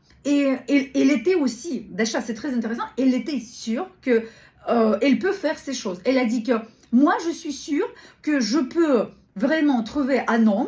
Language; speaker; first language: French; non-native, learner; Russian